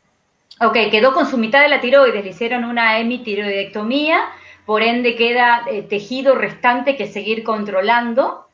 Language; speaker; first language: Spanish; native; Spanish